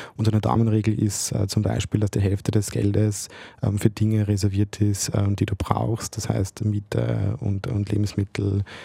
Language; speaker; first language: German; early bilingual, other home language; Bosnian